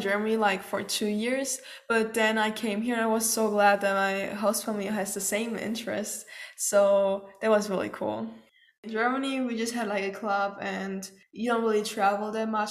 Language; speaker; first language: English; non-native, fluent; German